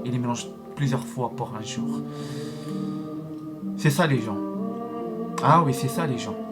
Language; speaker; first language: French; non-native, learner; Arabic